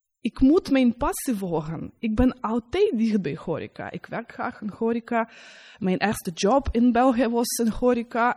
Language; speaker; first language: Dutch; non-native, learner; Russian